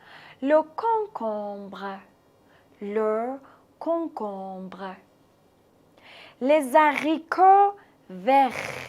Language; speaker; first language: French; non-native, fluent; Persian